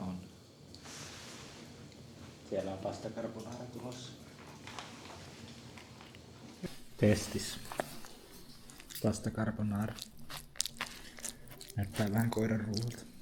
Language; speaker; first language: Finnish; native; Finnish